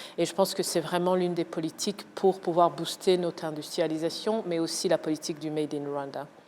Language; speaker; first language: French; early bilingual, other home language; Kinyarwanda